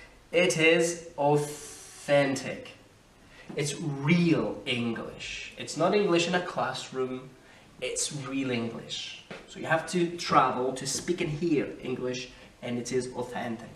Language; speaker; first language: English; native; English